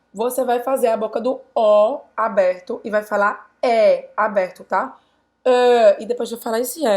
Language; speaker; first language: Portuguese; native; Portuguese